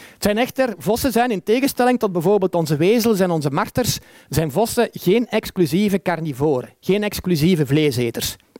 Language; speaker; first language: Dutch; native; Dutch